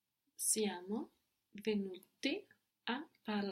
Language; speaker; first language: Italian; non-native, learner; English